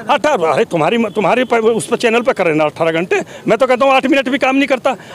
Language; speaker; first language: Hindi; native; Hindi